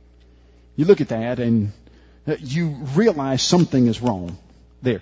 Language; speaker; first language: English; native; English